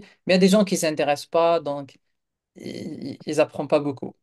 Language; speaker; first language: French; non-native, local second language; Kabyle